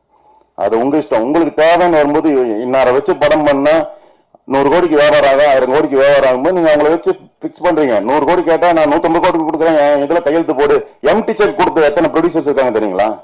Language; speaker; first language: Tamil; native; Tamil